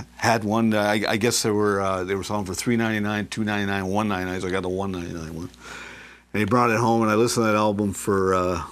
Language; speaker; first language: English; native; English